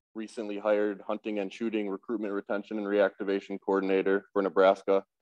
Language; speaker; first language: English; native; English